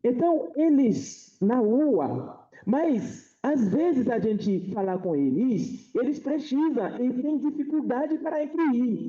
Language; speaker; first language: Portuguese; non-native, fluent; Haitian Creole